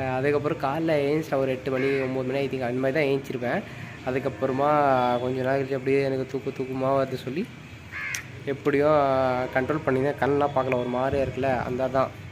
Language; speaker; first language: Tamil; non-native, local second language; Hindi